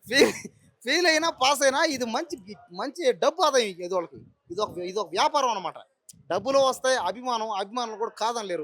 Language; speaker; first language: Telugu; native; Telugu